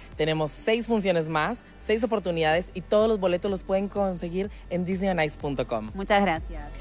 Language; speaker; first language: Spanish; native; Spanish